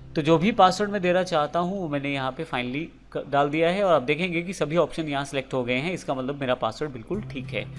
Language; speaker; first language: Hindi; native; Hindi